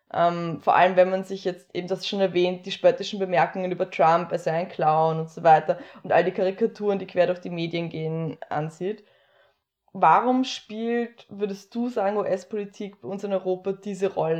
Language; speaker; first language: German; native; German